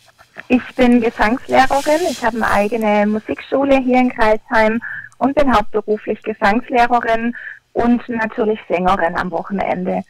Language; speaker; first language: German; native; German